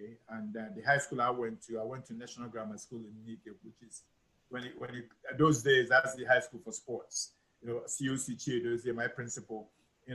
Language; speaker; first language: English; non-native, local second language; Igbo